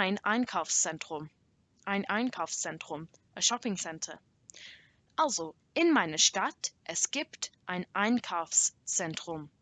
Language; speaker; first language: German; non-native, learner; English